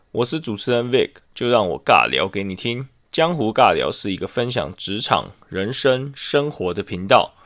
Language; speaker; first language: Chinese; native; Chinese